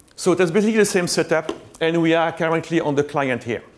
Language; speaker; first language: English; non-native, fluent; French